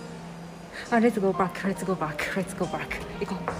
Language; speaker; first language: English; non-native, learner; Japanese